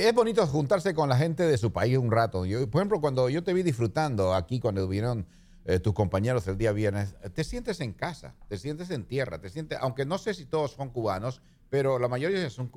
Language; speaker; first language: Spanish; native; Spanish